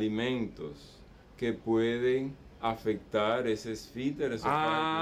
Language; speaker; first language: Spanish; native; Spanish